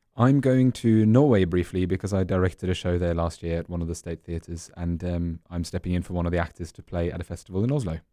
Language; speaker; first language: English; non-native, fluent; Norwegian